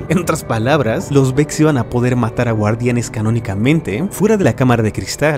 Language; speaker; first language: Spanish; native; Spanish